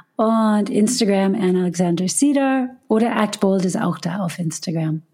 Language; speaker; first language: German; non-native, fluent; English